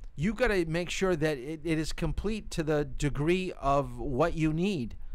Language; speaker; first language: English; native; English